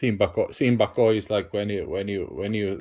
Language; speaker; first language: English; non-native, fluent; Finnish